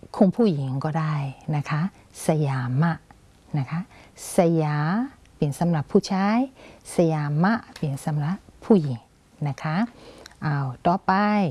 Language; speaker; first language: Thai; non-native, fluent; Burmese